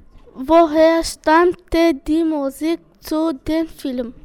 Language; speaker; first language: German; non-native, learner; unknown